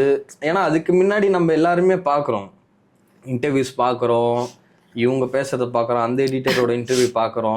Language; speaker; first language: Tamil; native; Tamil